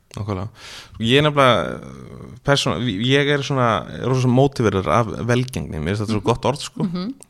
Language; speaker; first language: Icelandic; native; Icelandic